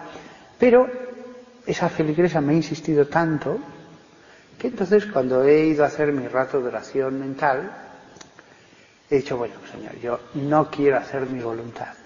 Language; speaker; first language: Spanish; native; Spanish